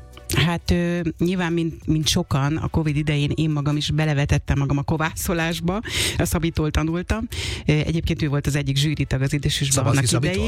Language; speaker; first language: Hungarian; native; Hungarian